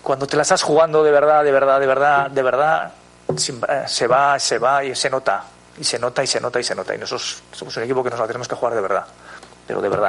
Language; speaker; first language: Spanish; native; Spanish